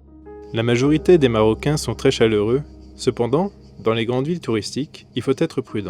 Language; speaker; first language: French; native; French